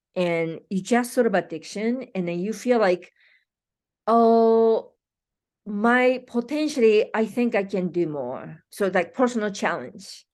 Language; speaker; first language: English; non-native, fluent; Japanese